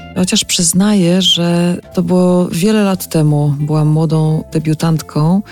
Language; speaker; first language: Polish; native; Polish